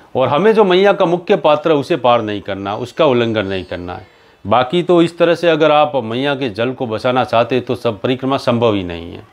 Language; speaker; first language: Hindi; native; Hindi